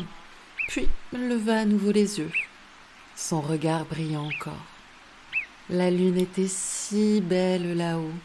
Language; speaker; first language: French; native; French